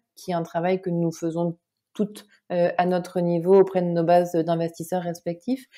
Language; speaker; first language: French; native; French